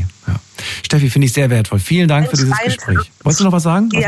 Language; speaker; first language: German; native; German